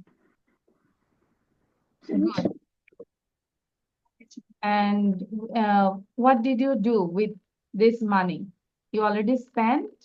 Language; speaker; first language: English; non-native, fluent; Bangla